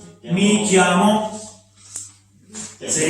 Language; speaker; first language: Italian; non-native, learner; English